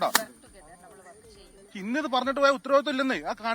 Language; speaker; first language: Malayalam; native; Malayalam